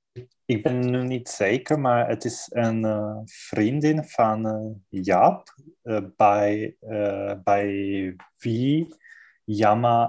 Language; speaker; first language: Dutch; non-native, learner; Czech